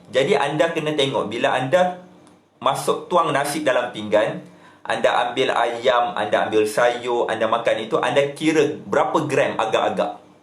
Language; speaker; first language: Malay; native; Malay